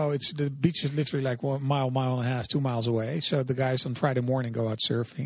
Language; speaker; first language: English; non-native, fluent; Dutch